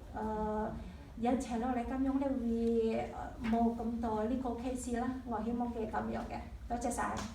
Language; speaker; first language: Cantonese; non-native, learner; Indonesian